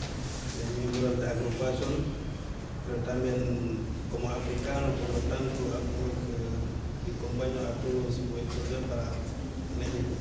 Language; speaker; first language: Spanish; non-native, learner; Wolof